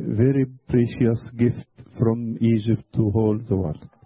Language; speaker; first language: English; non-native, fluent; Arabic